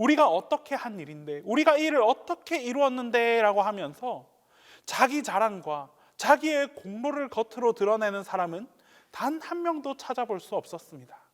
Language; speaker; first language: Korean; native; Korean